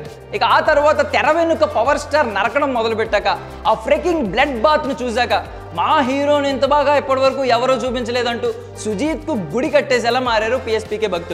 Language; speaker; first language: Telugu; native; Telugu